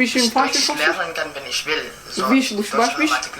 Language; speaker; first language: German; non-native, learner; Filipino